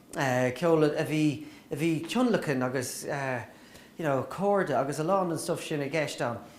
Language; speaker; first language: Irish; native; Irish